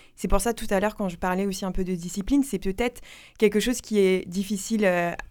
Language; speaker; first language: French; native; French